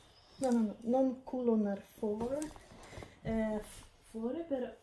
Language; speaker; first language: Italian; non-native, learner; Russian